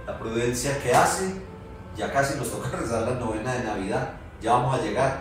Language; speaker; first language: Spanish; native; Spanish